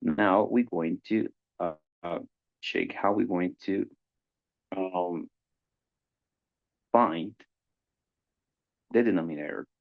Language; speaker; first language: English; non-native, fluent; Spanish